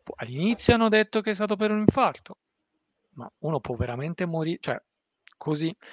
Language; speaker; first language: Italian; early bilingual, other home language; Persian